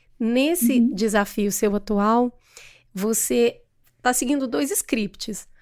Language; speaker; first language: Portuguese; native; Portuguese